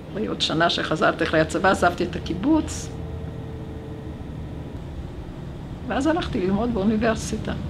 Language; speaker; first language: Hebrew; early bilingual, other home language; Romanian